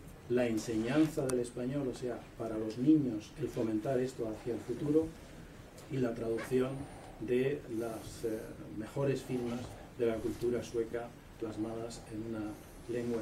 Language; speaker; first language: Spanish; native; Spanish